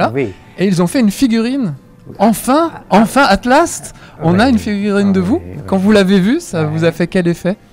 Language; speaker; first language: French; native; French